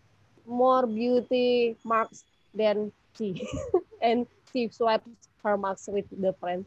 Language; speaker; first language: English; non-native, learner; Indonesian